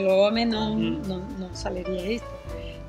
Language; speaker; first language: Spanish; non-native, fluent; Portuguese